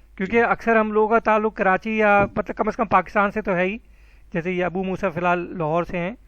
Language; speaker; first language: Urdu; native; Urdu